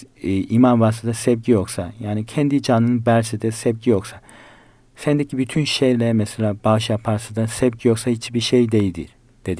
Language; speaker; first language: Turkish; non-native, learner; Korean